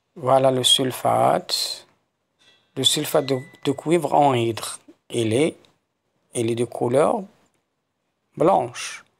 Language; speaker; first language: French; non-native, local second language; Arabic